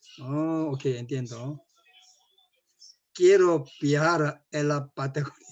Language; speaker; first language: Spanish; non-native, learner; Korean